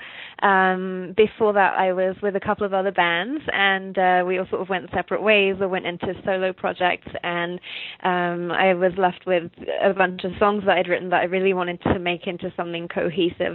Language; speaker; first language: English; native; English